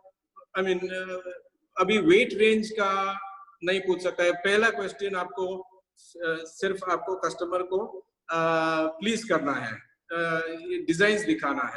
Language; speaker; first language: Hindi; non-native, local second language; Tamil